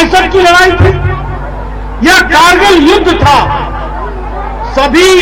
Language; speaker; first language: Hindi; native; Hindi